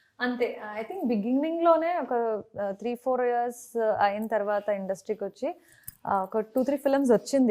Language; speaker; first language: Telugu; non-native, fluent; Kannada